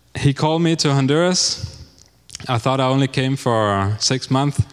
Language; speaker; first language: English; non-native, fluent; Danish